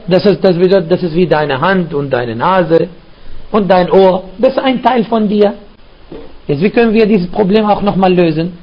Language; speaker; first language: German; non-native, fluent; Arabic